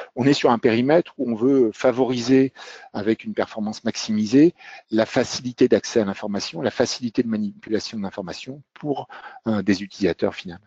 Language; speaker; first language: French; native; French